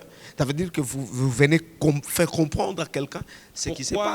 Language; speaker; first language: French; non-native, local second language; Swahili